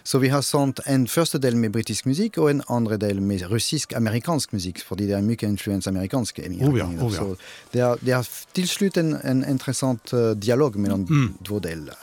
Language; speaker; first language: Swedish; non-native, fluent; French